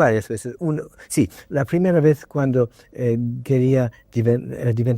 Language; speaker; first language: Spanish; non-native, learner; English